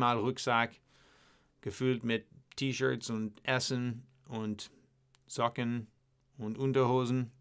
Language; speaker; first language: German; non-native, learner; English